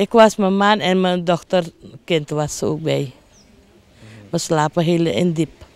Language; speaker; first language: Dutch; non-native, local second language; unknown